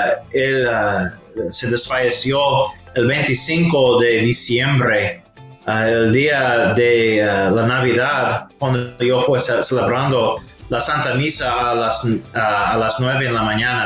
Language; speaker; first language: Spanish; non-native, fluent; English